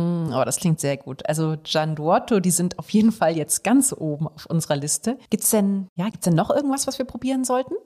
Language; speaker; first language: German; native; German